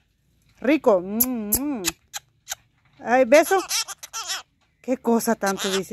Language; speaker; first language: Spanish; native; Spanish